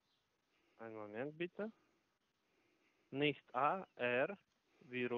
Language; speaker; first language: German; non-native, learner; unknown